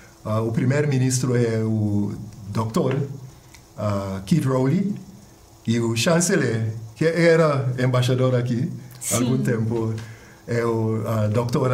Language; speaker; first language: Portuguese; non-native, fluent; English